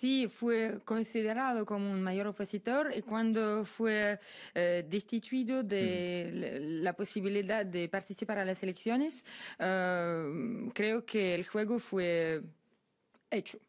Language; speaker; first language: Spanish; non-native, fluent; Russian